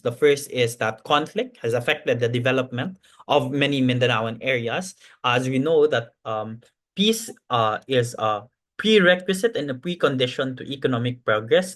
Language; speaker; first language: English; non-native, local second language; Cebuano